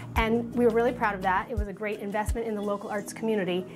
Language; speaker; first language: English; native; English